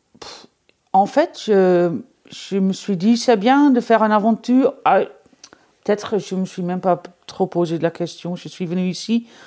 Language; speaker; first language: French; non-native, fluent; Dutch